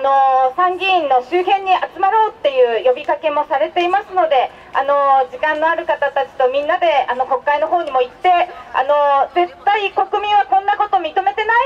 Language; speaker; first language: Japanese; native; Japanese